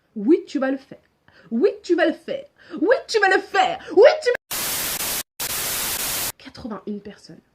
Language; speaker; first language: French; native; French